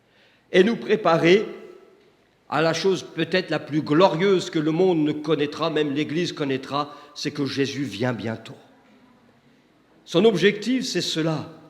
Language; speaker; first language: French; native; French